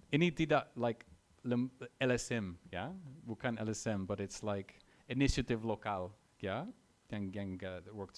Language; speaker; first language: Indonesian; non-native, learner; English